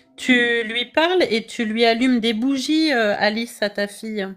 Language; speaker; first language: French; native; French